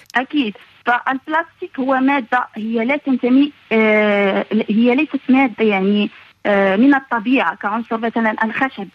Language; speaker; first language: Arabic; native; Arabic